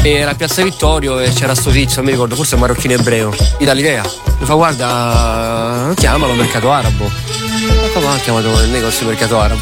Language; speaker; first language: Italian; early bilingual, other home language; Arabic